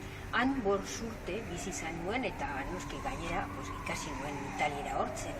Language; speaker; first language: Basque; non-native, local second language; Spanish